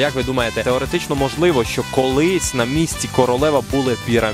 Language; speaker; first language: Ukrainian; native; Ukrainian